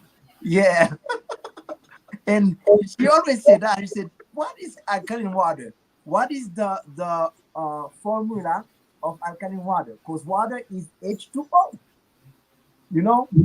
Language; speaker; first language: English; non-native, learner; Haitian Creole